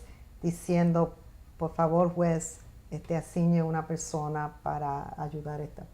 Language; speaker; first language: Spanish; early bilingual, heritage; Spanish